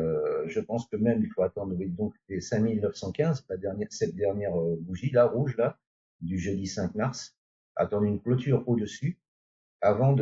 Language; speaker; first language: French; native; French